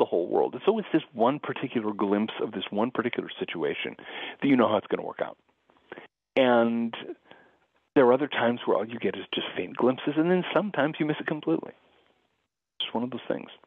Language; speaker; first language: English; native; English